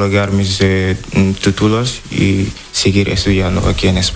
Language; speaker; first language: Spanish; non-native, learner; Wolof